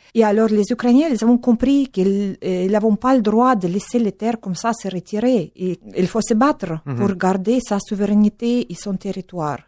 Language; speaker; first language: French; non-native, fluent; Russian